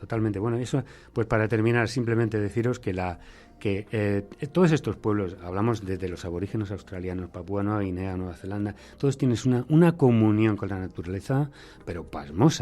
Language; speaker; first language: Spanish; native; Spanish